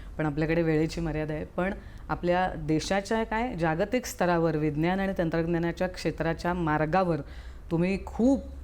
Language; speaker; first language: Marathi; native; Marathi